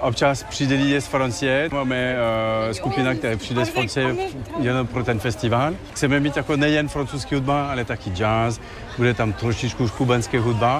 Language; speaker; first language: Czech; non-native, learner; French